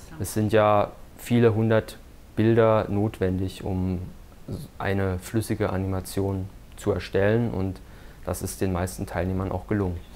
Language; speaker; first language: German; native; German